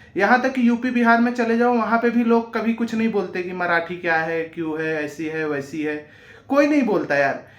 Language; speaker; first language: Hindi; native; Hindi